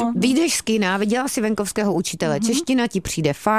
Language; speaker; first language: Czech; native; Czech